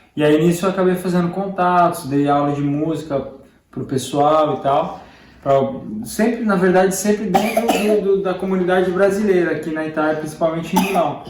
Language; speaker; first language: Portuguese; native; Portuguese